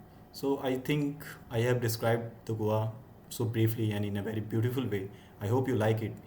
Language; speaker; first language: English; non-native, local second language; Hindi